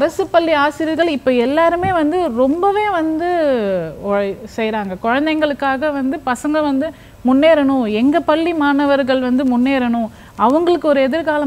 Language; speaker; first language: Tamil; native; Tamil